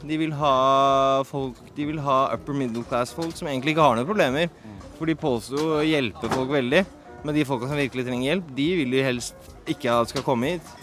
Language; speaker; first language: Norwegian; native; Norwegian